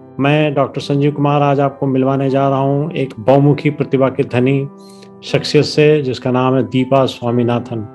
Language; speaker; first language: Hindi; native; Hindi